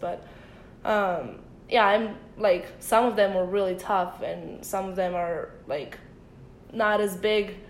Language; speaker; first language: English; early bilingual, other home language; Bosnian